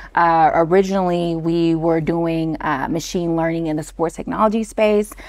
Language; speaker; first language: English; native; English